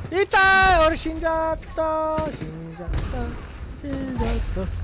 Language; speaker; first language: Japanese; non-native, learner; English